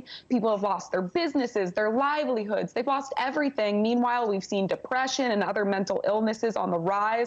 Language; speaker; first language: English; native; English